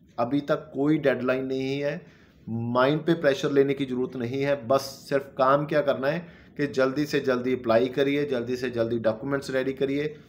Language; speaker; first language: Hindi; non-native, local second language; Punjabi